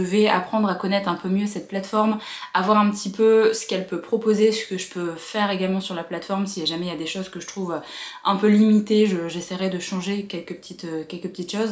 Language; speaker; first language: French; native; French